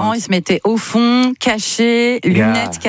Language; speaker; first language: French; native; French